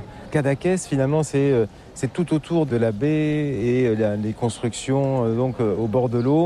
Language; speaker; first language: French; native; French